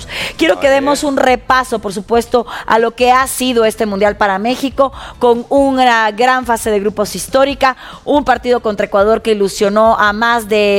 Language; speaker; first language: Spanish; native; Spanish